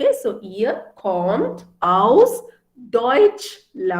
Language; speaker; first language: German; non-native, fluent; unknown